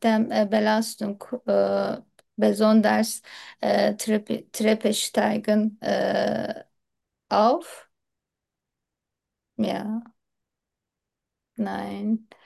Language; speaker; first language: German; non-native, learner; Turkish